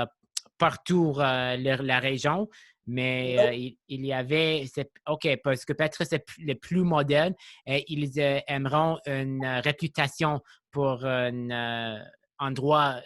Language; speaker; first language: French; non-native, local second language; English